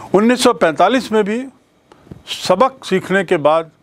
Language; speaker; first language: Hindi; native; Hindi